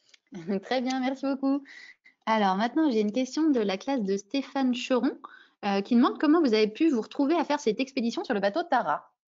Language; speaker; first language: French; native; French